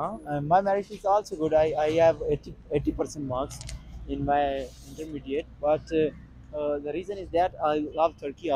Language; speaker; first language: English; non-native, learner; Urdu